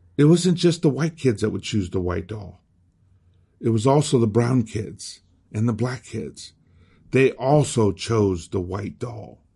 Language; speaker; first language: English; early bilingual, other home language; Spanish